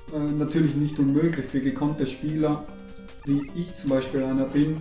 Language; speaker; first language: German; native; German